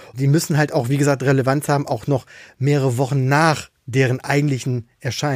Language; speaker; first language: German; native; German